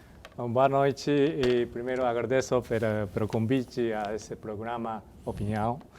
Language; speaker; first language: Portuguese; non-native, fluent; Japanese